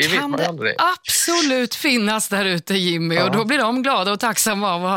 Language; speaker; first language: Swedish; native; Swedish